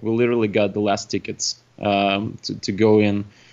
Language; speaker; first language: English; non-native, fluent; Russian